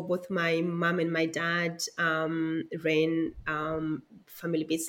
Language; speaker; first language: English; non-native, local second language; Luo (Kenya and Tanzania)